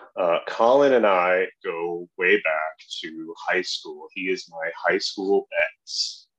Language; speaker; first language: English; native; English